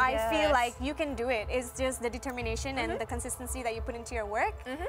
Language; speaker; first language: English; native; English